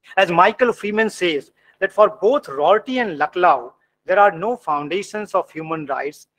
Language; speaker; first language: English; non-native, local second language; Hindi